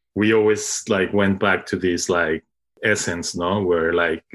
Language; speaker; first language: English; non-native, fluent; Spanish